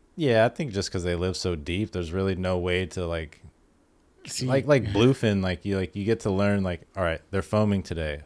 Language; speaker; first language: English; native; English